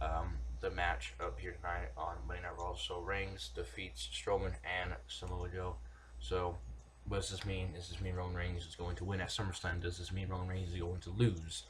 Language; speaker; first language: English; native; English